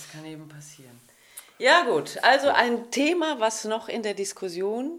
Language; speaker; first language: German; native; German